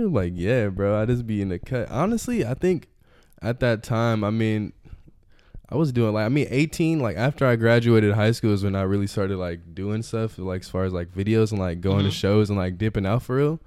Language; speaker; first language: English; native; English